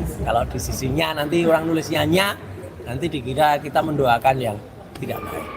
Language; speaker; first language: Indonesian; native; Indonesian